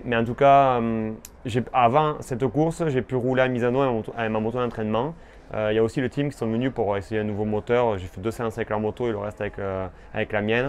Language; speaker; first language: French; native; French